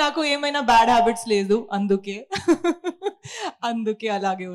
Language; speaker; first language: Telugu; non-native, local second language; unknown